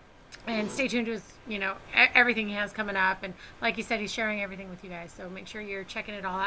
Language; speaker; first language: English; native; English